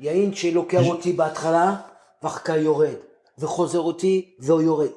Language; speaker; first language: Hebrew; non-native, fluent; French